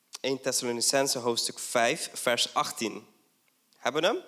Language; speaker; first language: Dutch; non-native, fluent; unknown